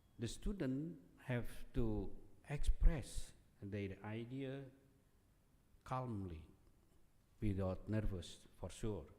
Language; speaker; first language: English; non-native, fluent; Indonesian